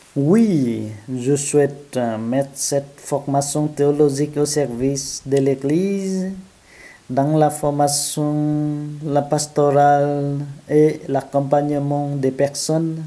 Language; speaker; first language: French; non-native, fluent; Vietnamese